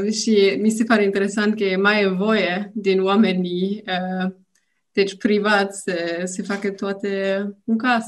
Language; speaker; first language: Romanian; non-native, learner; German